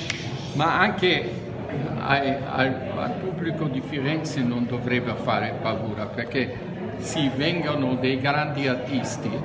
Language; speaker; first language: Italian; non-native, fluent; German